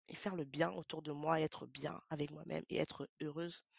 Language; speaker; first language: French; native; French